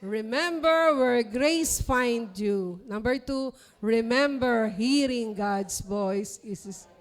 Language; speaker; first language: English; non-native, local second language; Filipino